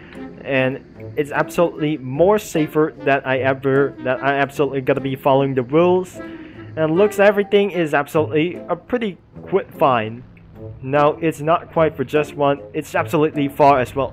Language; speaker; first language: English; non-native, learner; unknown